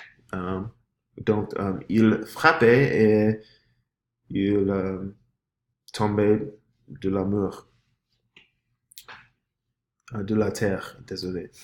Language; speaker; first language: French; non-native, learner; English